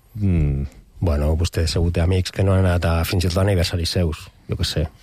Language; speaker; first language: Catalan; non-native, local second language; Spanish